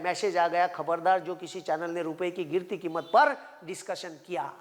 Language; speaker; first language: Hindi; non-native, local second language; Marathi